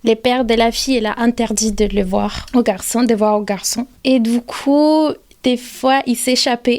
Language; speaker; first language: French; non-native, fluent; Spanish